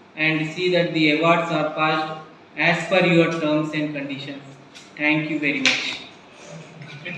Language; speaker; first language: English; non-native, local second language; Telugu